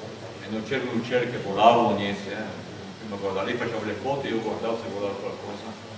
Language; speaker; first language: Italian; native; Italian